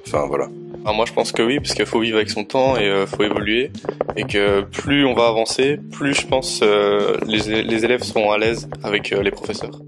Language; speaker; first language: French; native; French